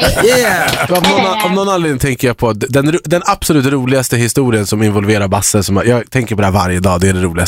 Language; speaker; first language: Swedish; native; Swedish